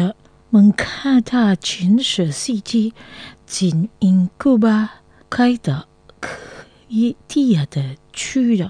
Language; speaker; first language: Chinese; non-native, fluent; Indonesian